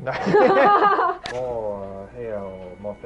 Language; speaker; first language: Japanese; non-native, learner; English